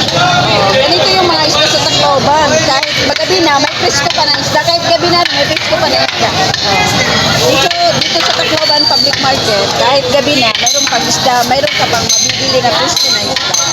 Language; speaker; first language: Filipino; non-native, local second language; Waray